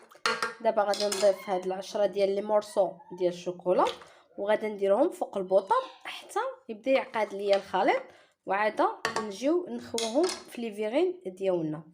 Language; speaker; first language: Arabic; native; Arabic